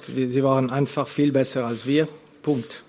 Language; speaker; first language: German; non-native, fluent; French